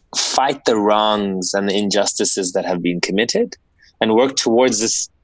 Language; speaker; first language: English; native; English